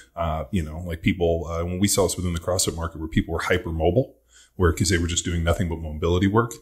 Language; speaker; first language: English; native; English